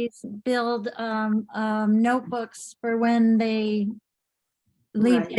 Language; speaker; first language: English; native; English